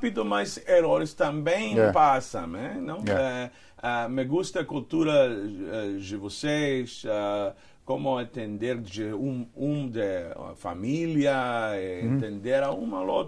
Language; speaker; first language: Portuguese; non-native, learner; Spanish